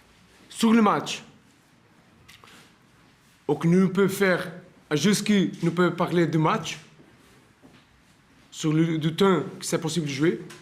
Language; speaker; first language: French; non-native, learner; Portuguese